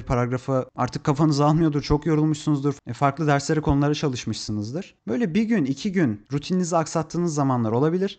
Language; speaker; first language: Turkish; native; Turkish